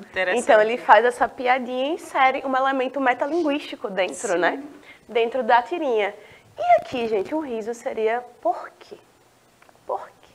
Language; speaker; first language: Portuguese; native; Portuguese